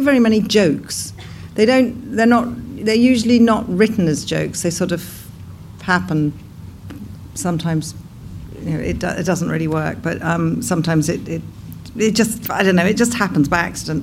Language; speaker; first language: English; native; English